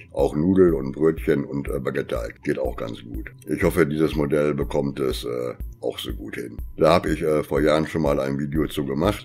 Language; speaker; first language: German; native; German